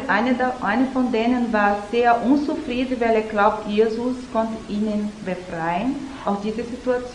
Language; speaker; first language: German; non-native, learner; Portuguese